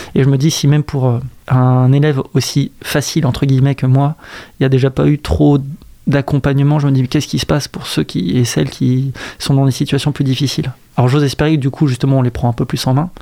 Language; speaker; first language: French; native; French